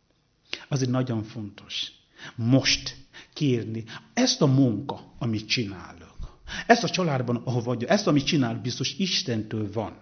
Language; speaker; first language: Hungarian; non-native, learner; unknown